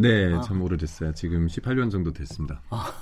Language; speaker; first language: Korean; non-native, fluent; German